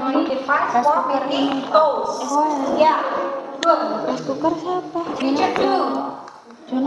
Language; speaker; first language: English; non-native, learner; Indonesian